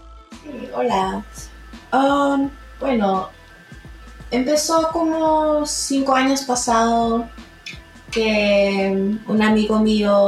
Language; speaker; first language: Spanish; early bilingual, heritage; Spanish